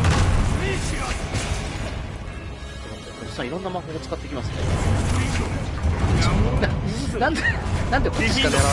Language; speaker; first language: Japanese; native; Japanese